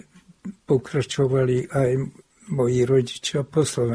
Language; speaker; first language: Slovak; early bilingual, heritage; Hungarian